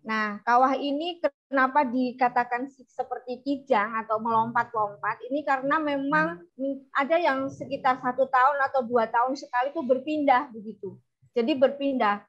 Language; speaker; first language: Indonesian; non-native, local second language; Javanese